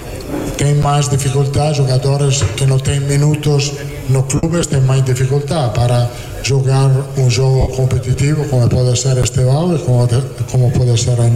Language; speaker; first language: Portuguese; non-native, fluent; Italian